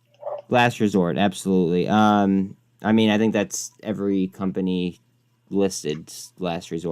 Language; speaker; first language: English; native; English